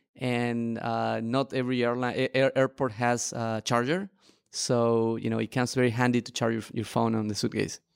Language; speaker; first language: English; non-native, fluent; Spanish